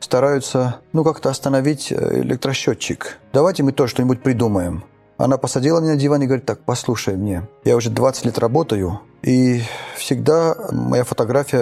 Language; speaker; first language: Russian; non-native, local second language; Armenian